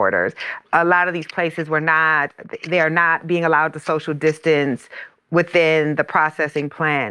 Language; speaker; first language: English; native; English